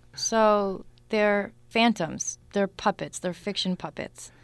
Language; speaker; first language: English; native; English